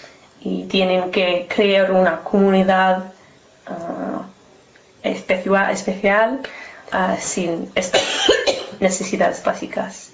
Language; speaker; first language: Spanish; non-native, learner; English